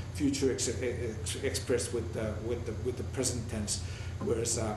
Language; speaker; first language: English; non-native, fluent; Finnish